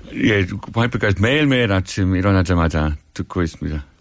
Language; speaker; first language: Korean; non-native, fluent; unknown